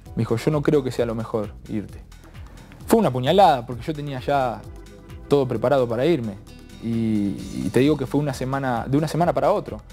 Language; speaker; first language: Spanish; native; Spanish